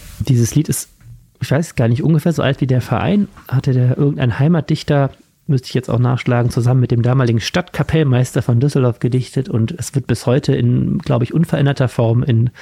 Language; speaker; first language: German; native; German